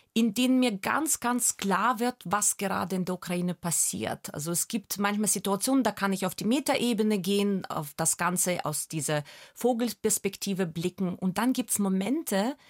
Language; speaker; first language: German; non-native, fluent; Russian